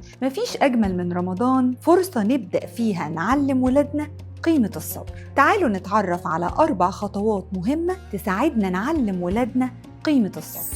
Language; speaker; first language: Arabic; native; Arabic